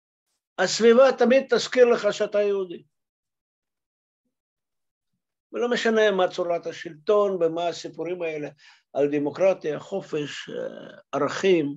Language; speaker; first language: Hebrew; non-native, fluent; Russian